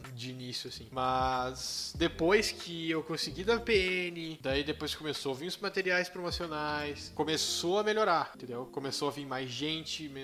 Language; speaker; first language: Portuguese; native; Portuguese